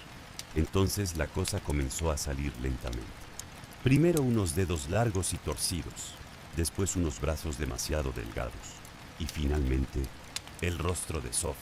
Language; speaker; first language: Spanish; native; Spanish